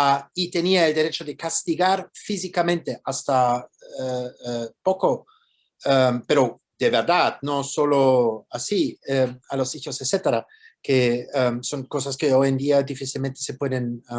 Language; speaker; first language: Spanish; non-native, fluent; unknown